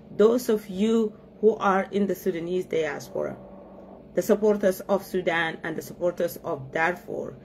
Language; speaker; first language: English; non-native, fluent; Arabic